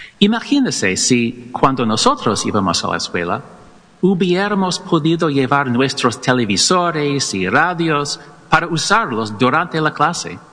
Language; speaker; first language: Spanish; non-native, learner; English